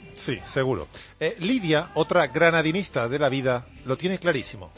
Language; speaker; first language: Spanish; native; Spanish